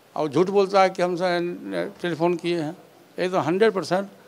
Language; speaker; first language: Hindi; native; Hindi